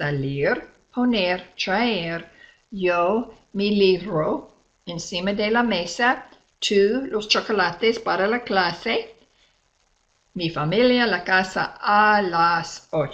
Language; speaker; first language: Spanish; non-native, fluent; English